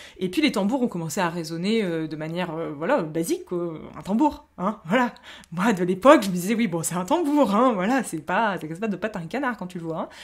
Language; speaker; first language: French; native; French